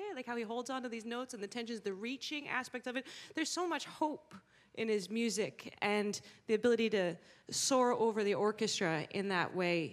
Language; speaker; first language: English; native; English